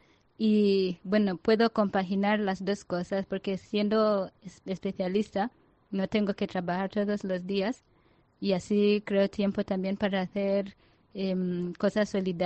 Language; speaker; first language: Spanish; non-native, fluent; Ganda